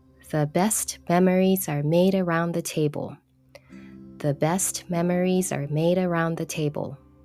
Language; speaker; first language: English; early bilingual, other home language; Japanese